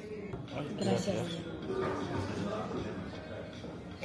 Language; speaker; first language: Spanish; non-native, learner; Armenian